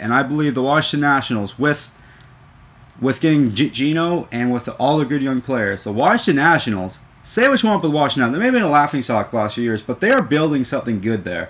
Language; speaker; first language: English; native; English